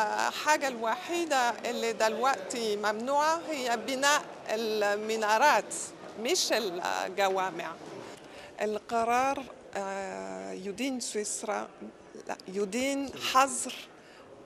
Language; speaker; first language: Arabic; non-native, fluent; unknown